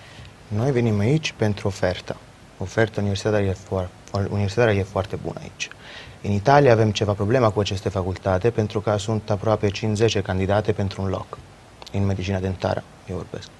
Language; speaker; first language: Romanian; non-native, learner; Italian